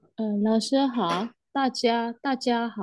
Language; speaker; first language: Chinese; non-native, learner; Burmese